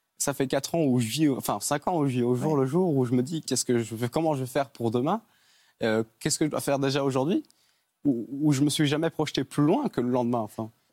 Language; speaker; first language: French; native; French